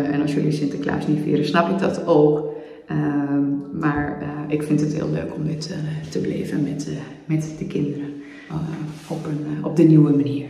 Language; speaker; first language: Dutch; native; Dutch